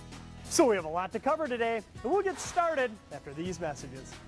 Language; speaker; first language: English; native; English